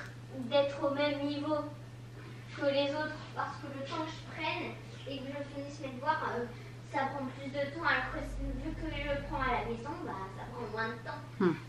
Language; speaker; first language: French; native; French